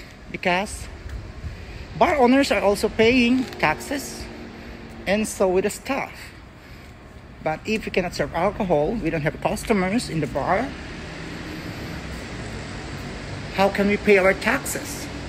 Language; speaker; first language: English; non-native, local second language; Filipino